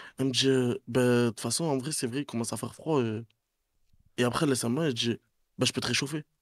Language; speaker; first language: French; native; French